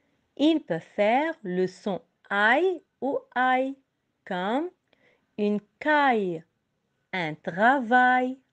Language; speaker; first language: French; non-native, local second language; Arabic